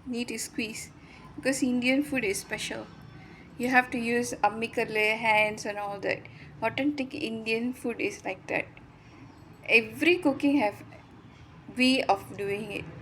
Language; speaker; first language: English; non-native, local second language; Tamil